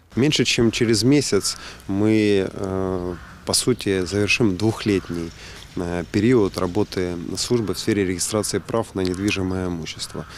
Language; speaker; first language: Ukrainian; native; Ukrainian